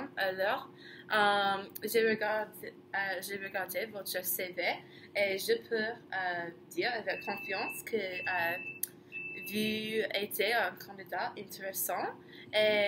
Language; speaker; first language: French; non-native, learner; English